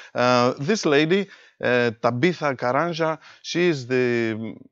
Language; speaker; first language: English; non-native, fluent; Greek